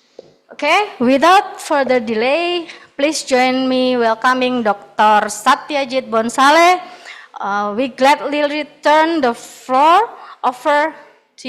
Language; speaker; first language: English; non-native, fluent; Indonesian